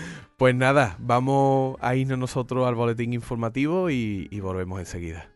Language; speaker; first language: Spanish; native; Spanish